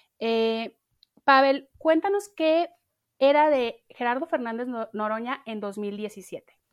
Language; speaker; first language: Spanish; native; Spanish